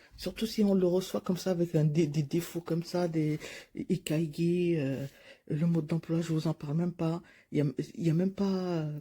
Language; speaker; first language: French; non-native, fluent; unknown